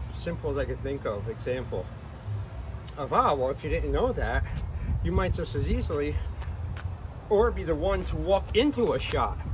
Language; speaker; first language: English; native; English